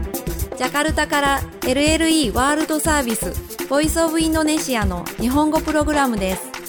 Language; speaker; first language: Japanese; non-native, fluent; Indonesian